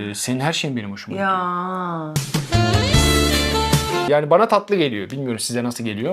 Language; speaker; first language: Turkish; non-native, fluent; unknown